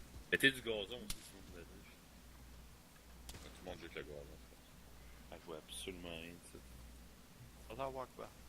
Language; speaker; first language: French; native; French